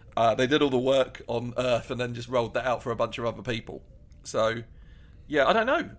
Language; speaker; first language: English; native; English